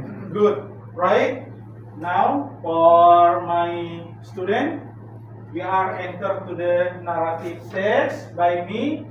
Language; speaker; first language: English; non-native, learner; Indonesian